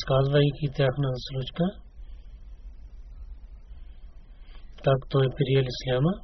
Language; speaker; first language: Bulgarian; non-native, fluent; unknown